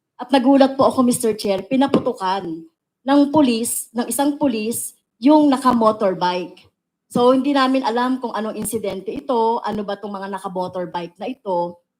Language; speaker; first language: Filipino; native; Filipino